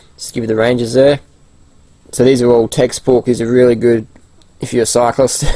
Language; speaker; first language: English; native; English